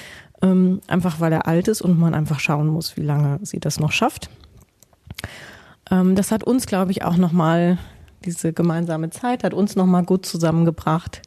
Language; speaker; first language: German; native; German